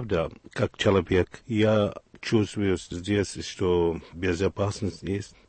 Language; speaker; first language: Russian; non-native, learner; Arabic